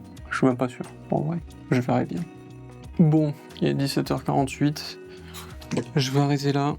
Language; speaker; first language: French; native; French